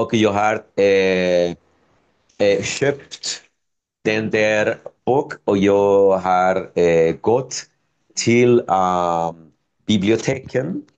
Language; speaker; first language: Swedish; non-native, learner; Spanish